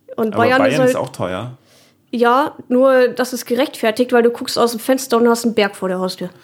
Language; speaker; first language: German; native; German